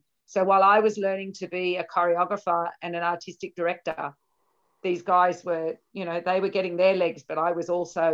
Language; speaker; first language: English; native; English